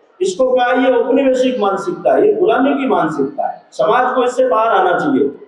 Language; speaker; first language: Hindi; native; Hindi